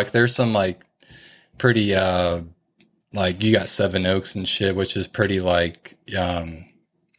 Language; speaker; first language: English; native; English